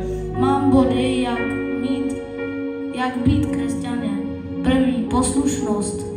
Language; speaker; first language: Czech; non-native, local second language; Slovak